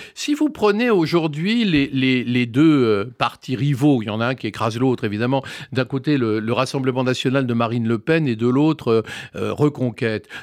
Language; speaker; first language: French; native; French